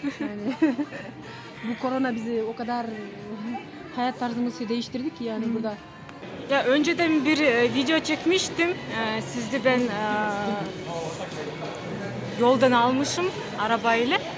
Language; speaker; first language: Turkish; non-native, fluent; Kyrgyz